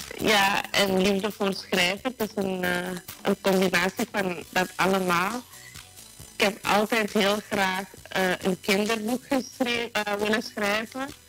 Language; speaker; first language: Dutch; native; Dutch